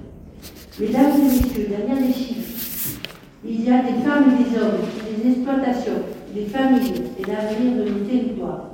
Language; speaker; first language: French; native; French